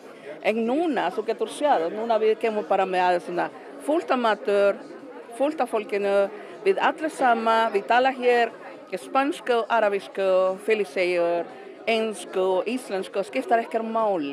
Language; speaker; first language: Icelandic; non-native, learner; Spanish